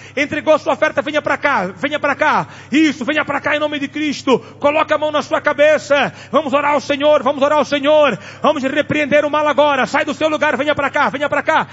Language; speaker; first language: Portuguese; non-native, local second language; Tsonga